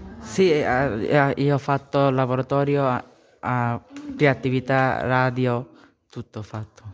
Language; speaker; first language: Italian; non-native, learner; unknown